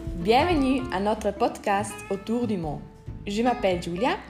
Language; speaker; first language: French; non-native, learner; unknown